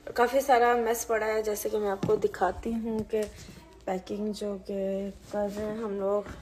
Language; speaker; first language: Urdu; native; Urdu